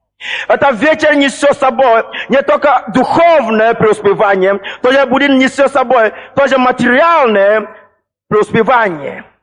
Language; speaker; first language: Russian; non-native, fluent; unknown